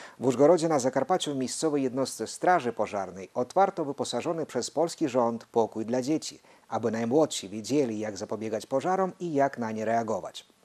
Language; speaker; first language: Polish; early bilingual, heritage; Polish